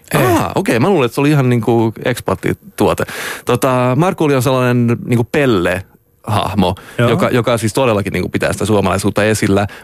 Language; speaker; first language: Finnish; early bilingual, heritage; Finnish